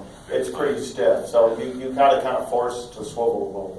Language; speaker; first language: English; native; English